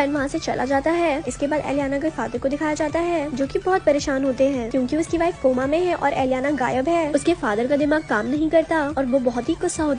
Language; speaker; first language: Hindi; native; Hindi